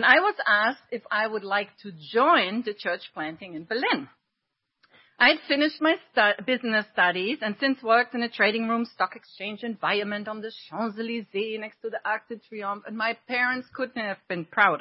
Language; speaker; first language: English; non-native, fluent; German